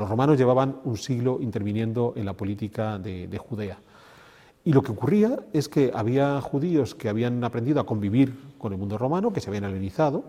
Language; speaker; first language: Spanish; native; Spanish